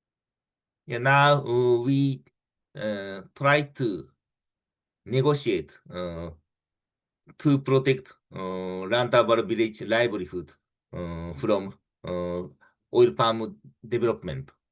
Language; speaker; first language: English; non-native, fluent; Japanese